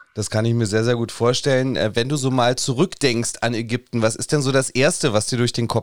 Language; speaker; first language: German; native; German